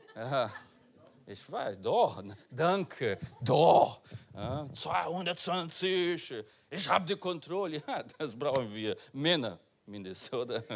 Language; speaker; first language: German; non-native, learner; Portuguese